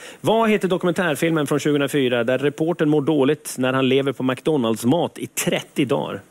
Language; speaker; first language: Swedish; native; Swedish